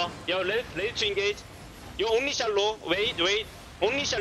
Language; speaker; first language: English; non-native, learner; Korean